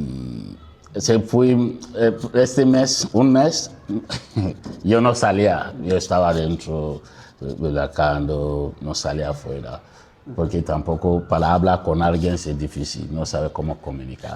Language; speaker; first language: Spanish; non-native, learner; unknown